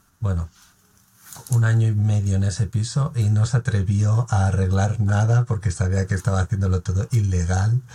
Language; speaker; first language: Spanish; native; Spanish